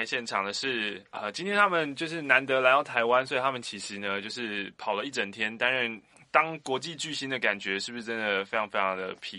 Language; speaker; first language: Chinese; native; Chinese